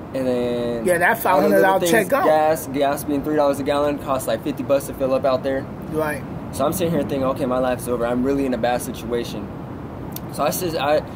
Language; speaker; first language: English; native; English